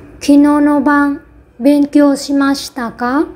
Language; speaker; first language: Japanese; non-native, fluent; Vietnamese